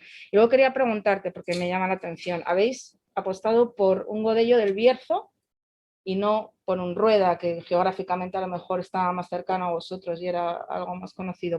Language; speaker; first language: Spanish; native; Spanish